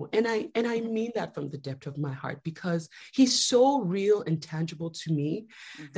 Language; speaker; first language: English; non-native, local second language; Yoruba